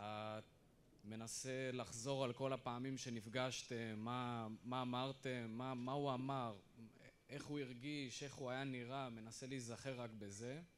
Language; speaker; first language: Hebrew; non-native, fluent; English